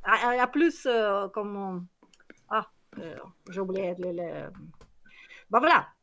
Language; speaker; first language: French; non-native, learner; Kyrgyz